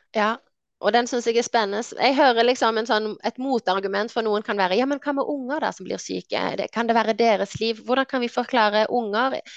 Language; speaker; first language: Norwegian; native; Norwegian